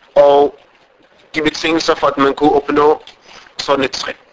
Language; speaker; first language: Danish; non-native, fluent; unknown